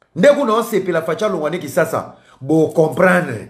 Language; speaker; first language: French; non-native, local second language; Lingala